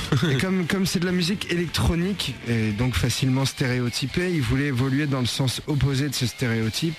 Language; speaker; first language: French; native; French